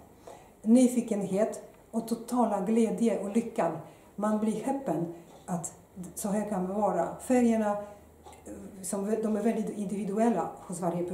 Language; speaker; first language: Swedish; non-native, fluent; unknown